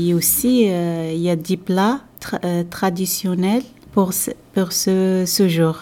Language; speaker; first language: French; non-native, learner; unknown